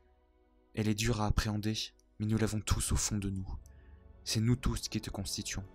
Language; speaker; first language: French; native; French